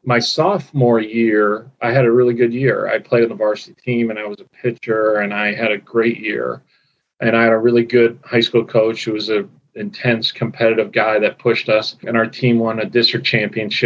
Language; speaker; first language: English; native; English